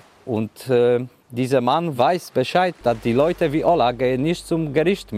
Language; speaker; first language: German; non-native, learner; Polish